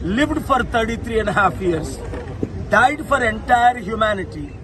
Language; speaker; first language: English; non-native, local second language; Telugu